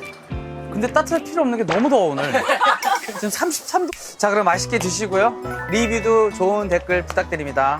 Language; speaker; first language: Korean; early bilingual, other home language; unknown